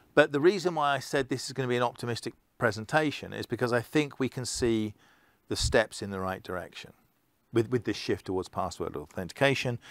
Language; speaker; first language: English; native; English